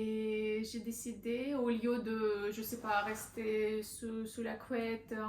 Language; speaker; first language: French; non-native, learner; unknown